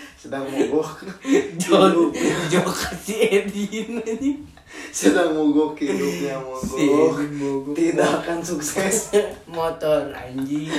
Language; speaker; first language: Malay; non-native, local second language; Sundanese